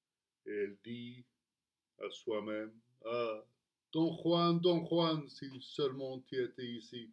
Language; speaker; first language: French; non-native, fluent; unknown